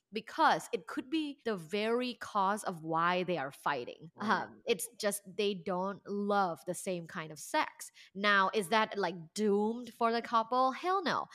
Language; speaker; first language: English; non-native, fluent; Thai